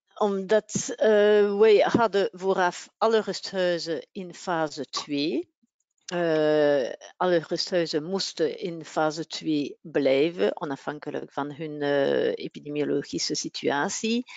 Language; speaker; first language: Dutch; non-native, local second language; French